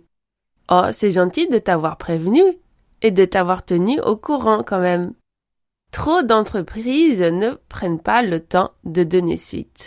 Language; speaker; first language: French; native; French